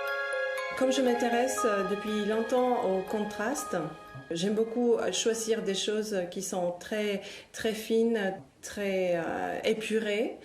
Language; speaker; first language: French; non-native, fluent; Spanish